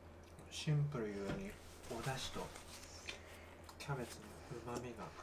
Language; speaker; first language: Japanese; native; Japanese